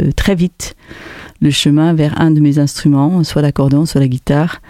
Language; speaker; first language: French; native; French